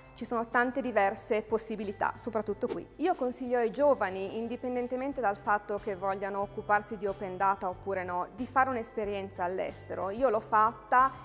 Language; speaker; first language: Italian; native; Italian